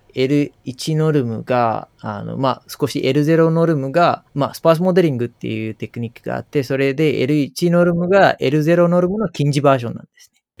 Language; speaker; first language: Japanese; non-native, fluent; Sinhala